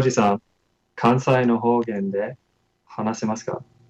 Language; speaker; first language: Japanese; non-native, learner; English